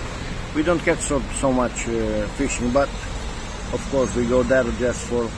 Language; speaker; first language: English; non-native, learner; Romanian